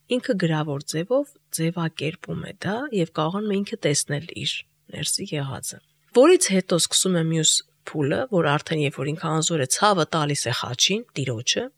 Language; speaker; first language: Armenian; native; Armenian